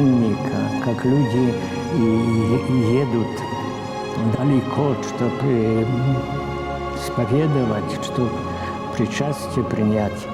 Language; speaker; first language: Russian; non-native, fluent; Polish